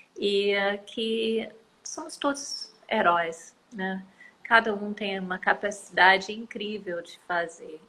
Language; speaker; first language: Portuguese; non-native, fluent; English